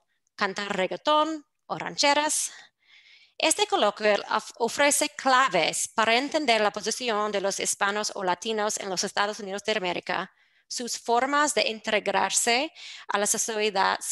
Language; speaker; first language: Spanish; non-native, fluent; English